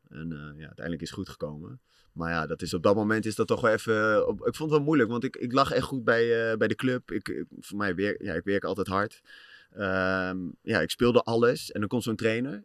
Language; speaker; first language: Dutch; native; Dutch